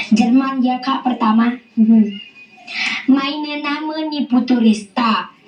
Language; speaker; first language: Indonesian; non-native, local second language; Balinese